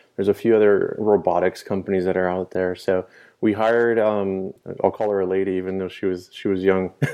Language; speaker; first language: English; early bilingual, other home language; Spanish